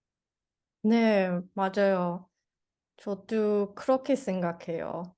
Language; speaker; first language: Korean; non-native, learner; English